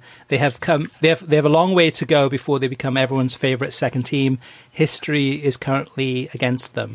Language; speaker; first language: English; native; English